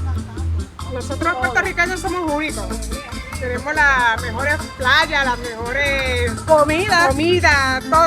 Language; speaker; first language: Spanish; native; Spanish